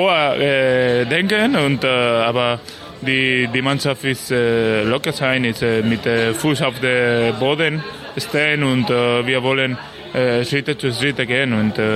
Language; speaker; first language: German; non-native, learner; Spanish